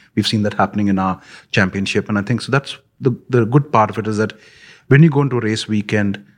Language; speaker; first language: English; non-native, local second language; Punjabi